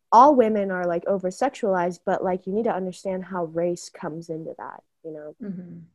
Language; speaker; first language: English; early bilingual, other home language; Chinese